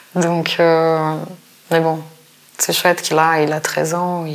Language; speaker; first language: French; non-native, fluent; Portuguese